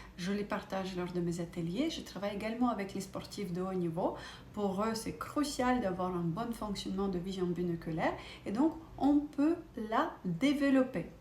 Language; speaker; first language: French; non-native, fluent; Russian